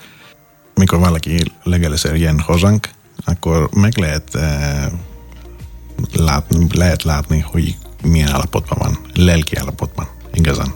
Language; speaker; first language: Hungarian; non-native, fluent; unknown